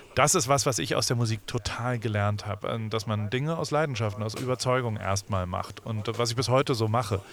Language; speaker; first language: German; native; German